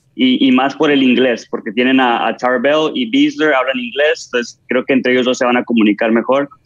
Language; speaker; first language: Spanish; native; Spanish